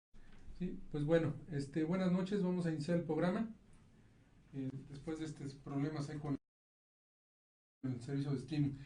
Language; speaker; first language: Spanish; native; Spanish